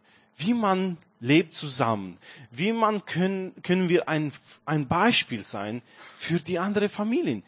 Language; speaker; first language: German; non-native, learner; Romanian